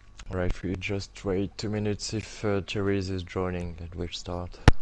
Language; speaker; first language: English; non-native, fluent; French